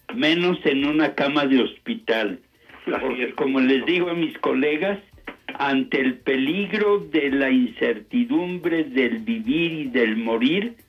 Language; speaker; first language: Spanish; native; Spanish